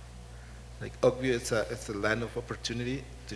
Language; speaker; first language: English; non-native, fluent; Spanish